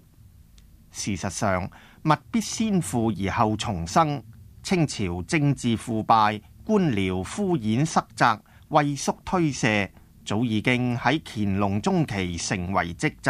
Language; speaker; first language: Chinese; non-native, local second language; Cantonese